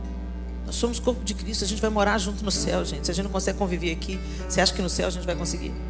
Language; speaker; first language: Portuguese; native; Portuguese